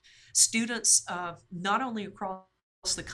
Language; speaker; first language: English; native; English